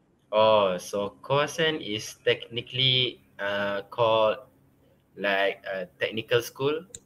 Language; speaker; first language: English; non-native, local second language; Malay